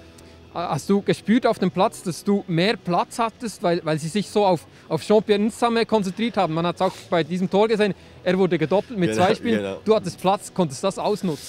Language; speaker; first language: German; native; German